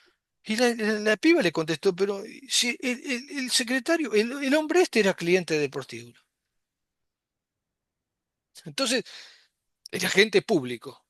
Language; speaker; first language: Spanish; native; Spanish